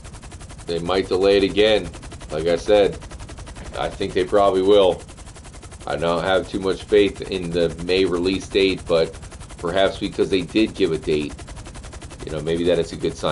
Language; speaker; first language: English; native; English